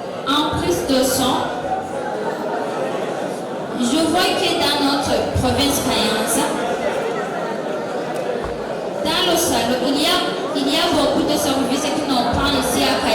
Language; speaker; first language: French; non-native, local second language; Rundi